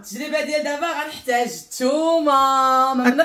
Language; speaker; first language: Arabic; native; Arabic